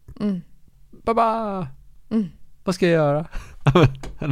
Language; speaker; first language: Swedish; native; Swedish